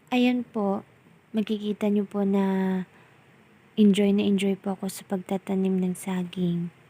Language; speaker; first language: Filipino; non-native, local second language; Bikol